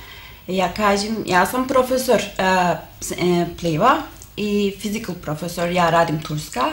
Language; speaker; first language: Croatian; non-native, learner; Turkish